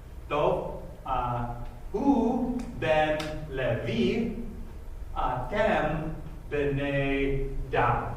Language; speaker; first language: Hebrew; non-native, fluent; English